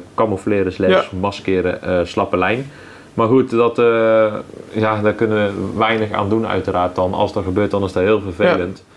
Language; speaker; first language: Dutch; native; Dutch